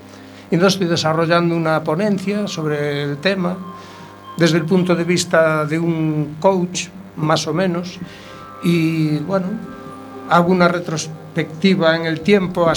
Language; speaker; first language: Spanish; native; Spanish